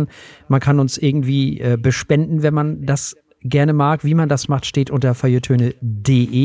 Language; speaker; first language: German; native; German